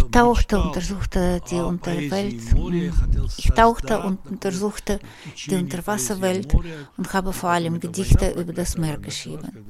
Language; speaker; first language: German; non-native, fluent; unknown